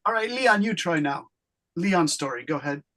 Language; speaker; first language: English; native; English